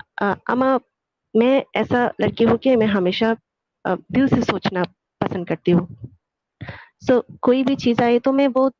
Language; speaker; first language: Hindi; non-native, fluent; Bangla